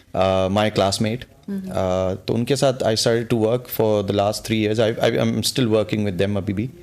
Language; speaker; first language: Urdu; early bilingual, heritage; Urdu